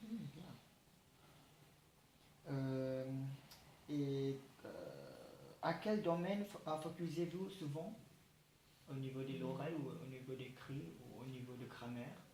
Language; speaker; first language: French; non-native, learner; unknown